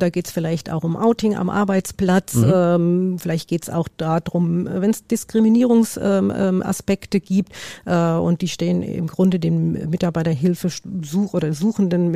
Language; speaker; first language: German; native; German